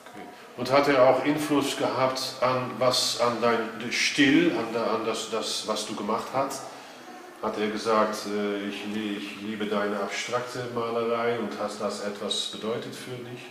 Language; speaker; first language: German; non-native, fluent; Dutch